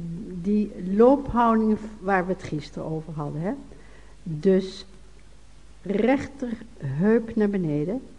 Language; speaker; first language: Dutch; native; Dutch